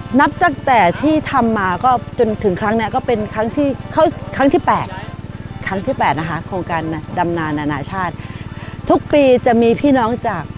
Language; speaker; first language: Thai; native; Thai